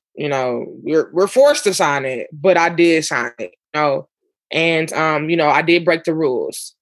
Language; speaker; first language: English; native; English